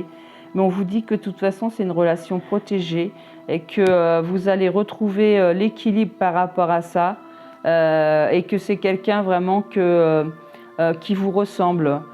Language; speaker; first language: French; native; French